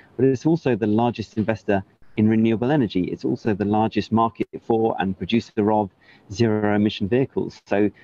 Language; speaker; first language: English; native; English